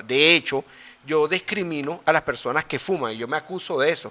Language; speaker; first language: Spanish; native; Spanish